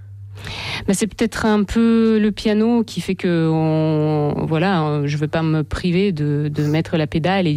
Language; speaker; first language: French; non-native, fluent; Russian